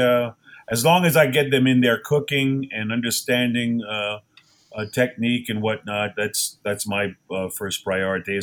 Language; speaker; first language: English; native; English